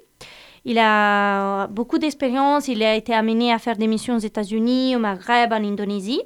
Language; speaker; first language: French; non-native, fluent; Italian